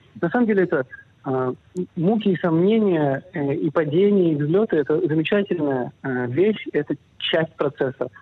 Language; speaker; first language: Russian; early bilingual, other home language; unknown